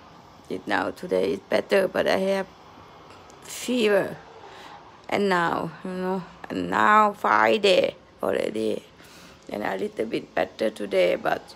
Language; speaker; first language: English; non-native, learner; Thai